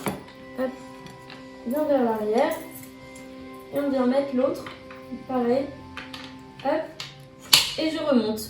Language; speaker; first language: French; native; French